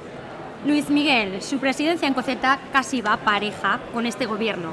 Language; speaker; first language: Spanish; native; Spanish